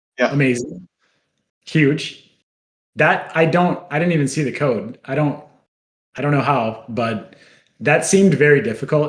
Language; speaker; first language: English; native; English